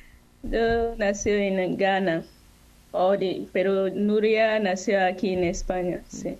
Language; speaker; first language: Spanish; non-native, learner; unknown